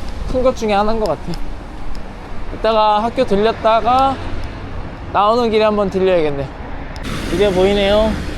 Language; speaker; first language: Korean; native; Korean